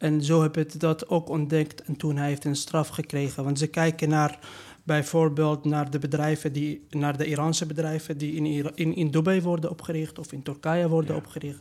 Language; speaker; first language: Dutch; non-native, fluent; Persian